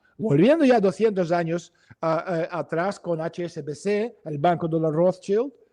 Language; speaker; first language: Spanish; non-native, fluent; Russian